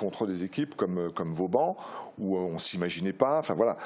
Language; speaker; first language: French; native; French